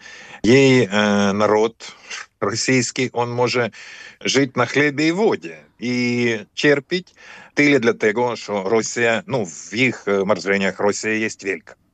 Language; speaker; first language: Polish; non-native, learner; Ukrainian